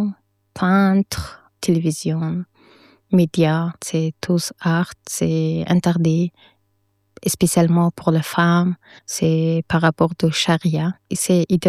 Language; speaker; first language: French; non-native, learner; Persian